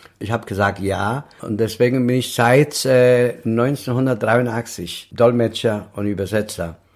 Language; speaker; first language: German; non-native, fluent; Spanish